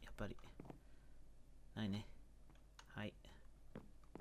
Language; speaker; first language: Japanese; non-native, learner; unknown